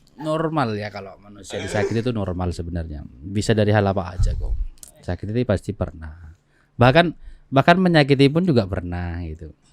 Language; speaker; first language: Indonesian; non-native, local second language; Madurese